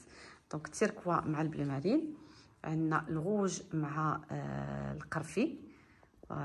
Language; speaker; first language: Arabic; native; Arabic